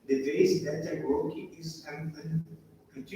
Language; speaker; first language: English; non-native, learner; Portuguese